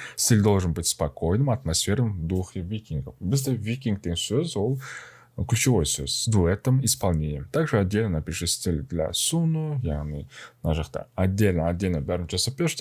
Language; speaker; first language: Russian; non-native, local second language; Kazakh